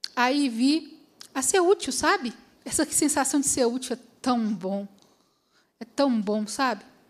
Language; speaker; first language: Portuguese; native; Portuguese